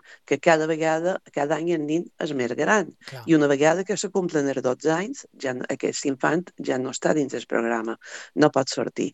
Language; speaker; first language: Catalan; native; Catalan